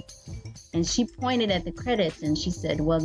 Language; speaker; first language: English; early bilingual, other home language; Oromo